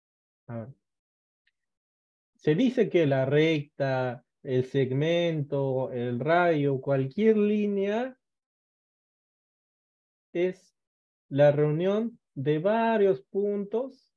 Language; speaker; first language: Spanish; native; Spanish